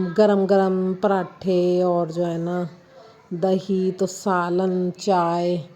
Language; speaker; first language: Urdu; native; Urdu